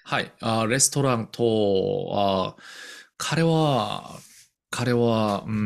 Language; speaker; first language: Japanese; non-native, learner; Korean